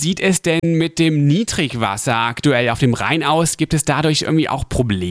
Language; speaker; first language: German; native; German